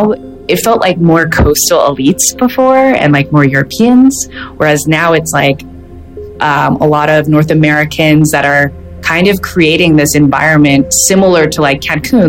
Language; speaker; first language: English; native; English